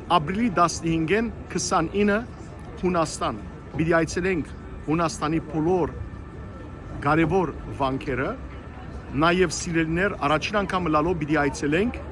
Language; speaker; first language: Armenian; early bilingual, heritage; Armenian